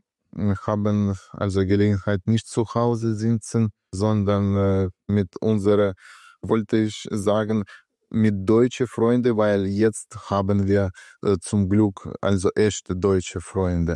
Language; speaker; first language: German; non-native, learner; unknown